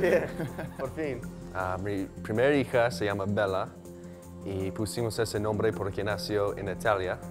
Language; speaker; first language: Spanish; non-native, fluent; English